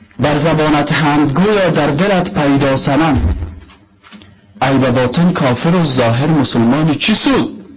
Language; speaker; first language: Persian; native; Persian